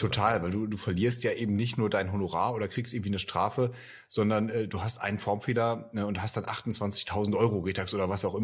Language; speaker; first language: German; native; German